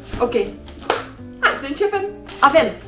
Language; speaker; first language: Romanian; non-native, learner; Dutch